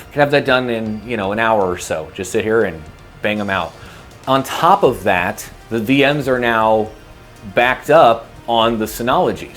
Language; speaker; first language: English; native; English